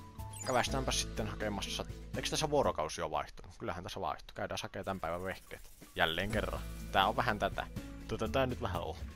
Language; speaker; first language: Finnish; native; Finnish